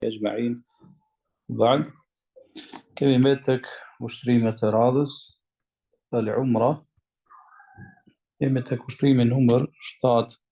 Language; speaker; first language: Arabic; non-native, fluent; Albanian